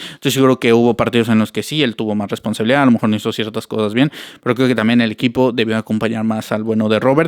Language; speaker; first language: Spanish; native; Spanish